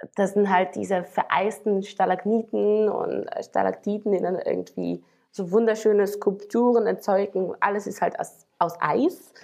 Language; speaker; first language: German; non-native, fluent; Slovak